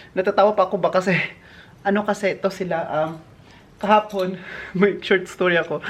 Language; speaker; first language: Filipino; non-native, local second language; Cebuano